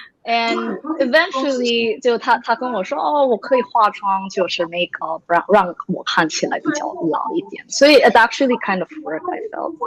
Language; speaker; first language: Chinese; early bilingual, heritage; English